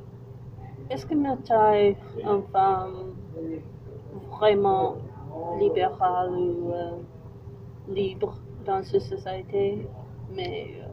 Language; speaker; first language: French; non-native, learner; English